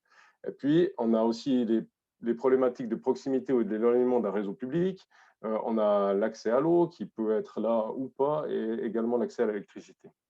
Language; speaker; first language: French; native; French